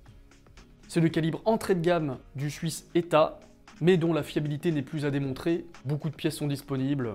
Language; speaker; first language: French; native; French